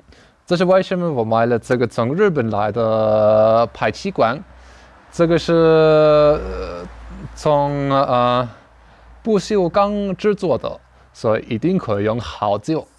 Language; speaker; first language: Chinese; non-native, learner; German